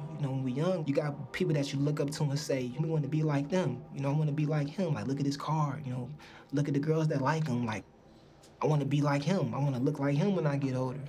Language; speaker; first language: English; native; English